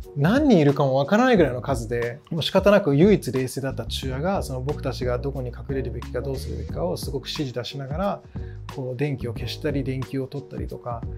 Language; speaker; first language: Japanese; early bilingual, other home language; English